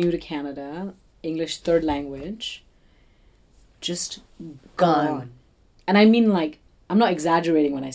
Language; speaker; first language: English; non-native, local second language; Bangla